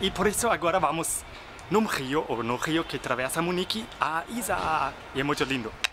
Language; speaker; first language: Portuguese; non-native, fluent; German